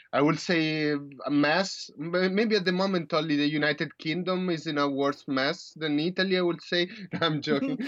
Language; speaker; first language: English; non-native, fluent; Italian